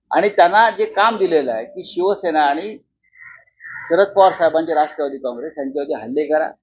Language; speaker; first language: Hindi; non-native, local second language; Marathi